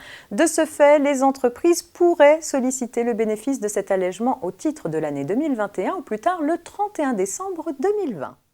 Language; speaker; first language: French; native; French